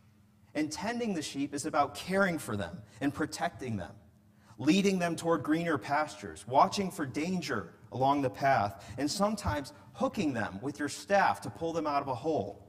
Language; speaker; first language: English; native; English